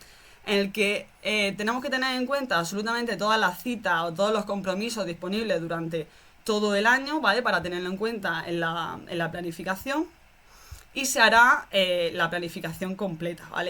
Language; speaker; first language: Spanish; native; Spanish